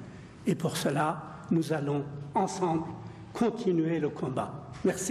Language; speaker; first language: French; non-native, fluent; Persian